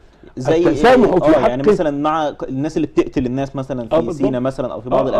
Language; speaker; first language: Arabic; native; Arabic